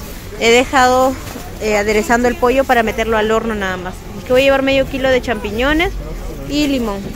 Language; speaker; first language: Spanish; native; Spanish